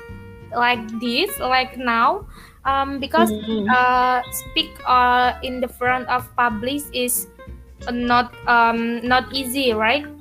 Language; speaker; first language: English; non-native, learner; Indonesian